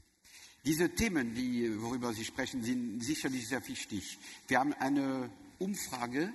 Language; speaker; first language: German; non-native, learner; French